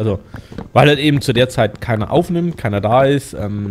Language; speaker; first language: German; native; German